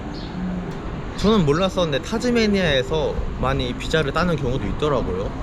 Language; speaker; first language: Korean; native; Korean